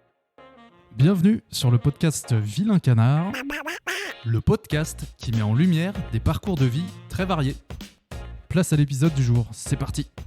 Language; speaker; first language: French; native; French